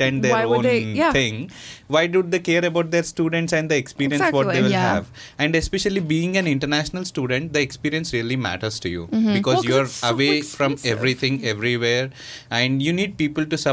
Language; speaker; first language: English; non-native, local second language; Telugu